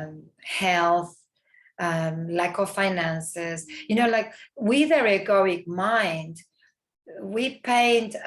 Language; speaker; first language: English; non-native, fluent; Spanish